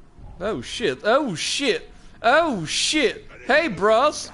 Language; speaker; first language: English; native; English